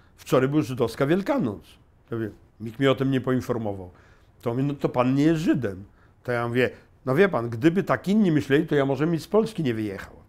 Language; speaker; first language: Polish; native; Polish